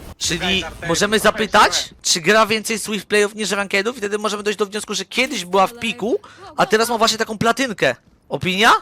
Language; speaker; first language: Polish; native; Polish